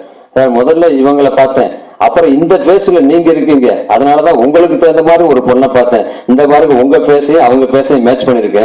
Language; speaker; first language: Tamil; native; Tamil